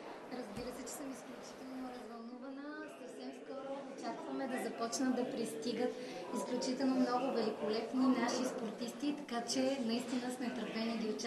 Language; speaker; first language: Bulgarian; native; Bulgarian